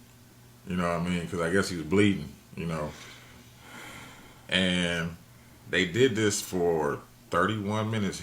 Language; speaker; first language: English; native; English